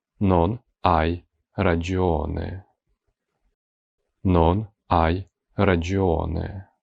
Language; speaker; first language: Italian; non-native, fluent; Ukrainian